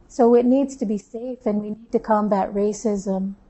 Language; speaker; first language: English; native; English